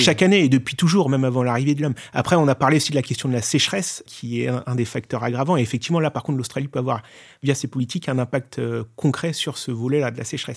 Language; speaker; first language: French; native; French